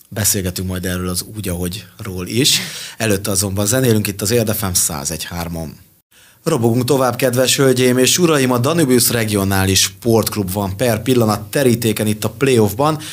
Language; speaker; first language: Hungarian; native; Hungarian